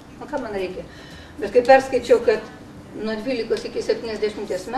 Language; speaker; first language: Lithuanian; non-native, local second language; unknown